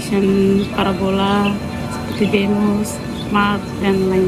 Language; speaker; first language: Indonesian; non-native, local second language; Tetum